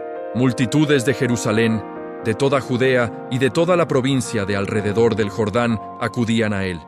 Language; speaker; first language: Spanish; native; Spanish